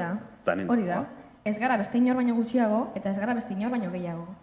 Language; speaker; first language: Basque; native; Basque